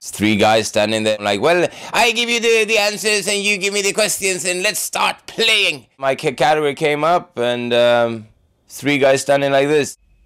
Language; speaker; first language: English; non-native, fluent; Swedish